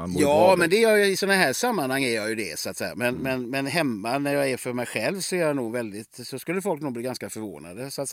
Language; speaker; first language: Swedish; native; Swedish